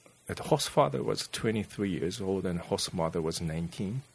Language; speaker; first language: English; non-native, fluent; Japanese